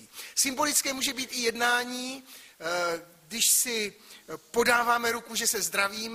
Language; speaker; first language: Czech; native; Czech